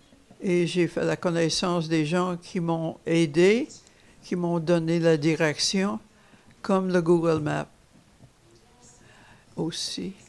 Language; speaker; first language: French; non-native, fluent; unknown